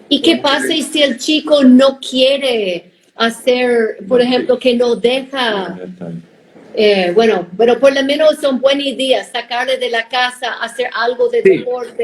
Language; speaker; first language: Spanish; non-native, fluent; English